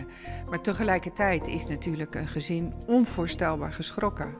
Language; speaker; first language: Dutch; native; Dutch